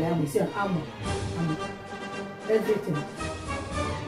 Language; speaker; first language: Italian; non-native, learner; Nigerian Pidgin